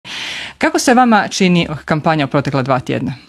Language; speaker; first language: Croatian; native; Croatian